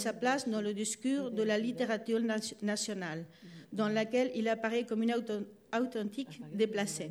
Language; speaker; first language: French; non-native, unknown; Spanish